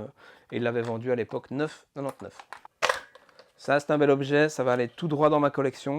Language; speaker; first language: French; native; French